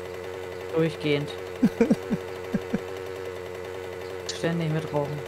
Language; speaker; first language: German; native; German